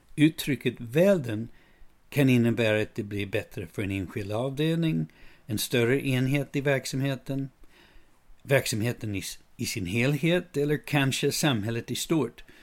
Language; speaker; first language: Swedish; non-native, fluent; English